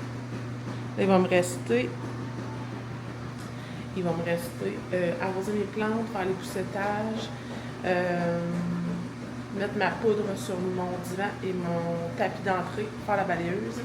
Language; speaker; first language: French; native; French